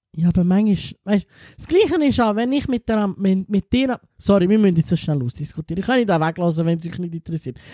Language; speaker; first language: German; early bilingual, other home language; Italian